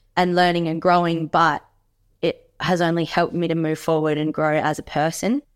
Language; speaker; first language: English; native; English